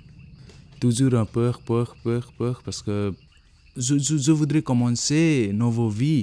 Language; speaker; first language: French; non-native, learner; Nepali